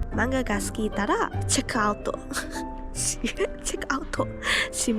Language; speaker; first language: Japanese; non-native, learner; English